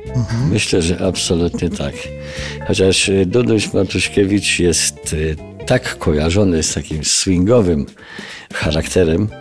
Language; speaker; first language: Polish; native; Polish